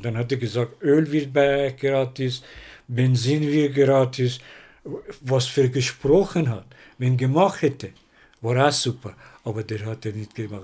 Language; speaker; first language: German; non-native, learner; Persian